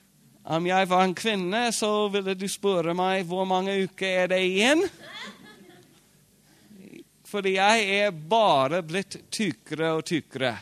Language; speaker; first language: Norwegian; non-native, fluent; English